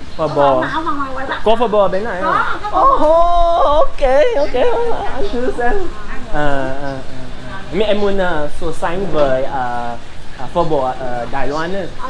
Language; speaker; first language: Vietnamese; non-native, learner; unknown